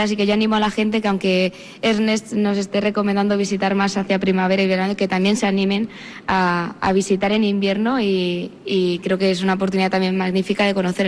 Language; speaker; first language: Spanish; native; Spanish